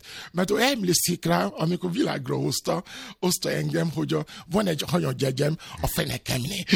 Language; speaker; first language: Hungarian; non-native, fluent; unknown